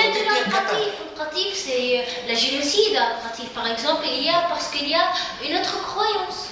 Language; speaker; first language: French; non-native, local second language; Arabic